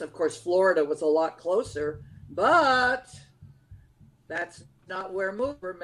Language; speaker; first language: English; early bilingual, other home language; Lithuanian